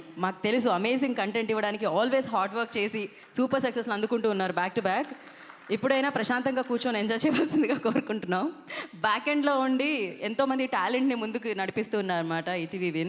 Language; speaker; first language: Telugu; native; Telugu